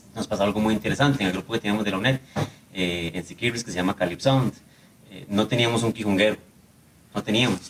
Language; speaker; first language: Spanish; native; Spanish